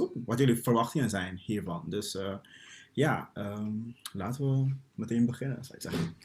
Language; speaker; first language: Dutch; non-native, local second language; Papiamento